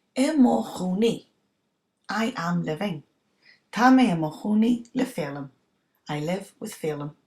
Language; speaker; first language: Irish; non-native, local second language; English